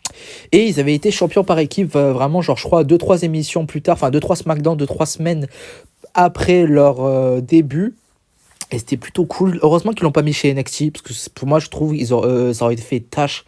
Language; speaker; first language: French; native; French